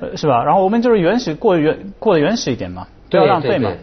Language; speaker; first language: Chinese; non-native, fluent; Japanese